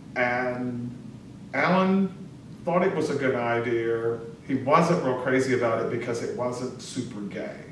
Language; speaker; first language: English; native; English